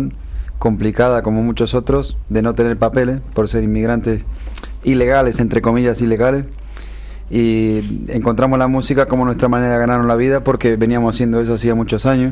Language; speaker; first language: Spanish; native; Spanish